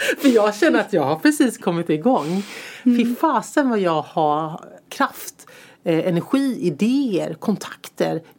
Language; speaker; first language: Swedish; native; Swedish